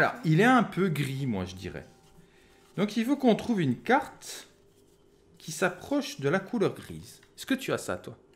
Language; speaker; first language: French; native; French